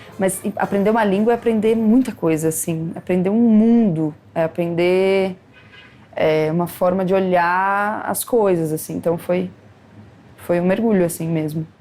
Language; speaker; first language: Portuguese; native; Portuguese